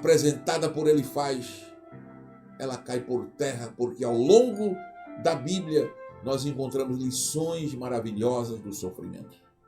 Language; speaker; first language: Portuguese; native; Portuguese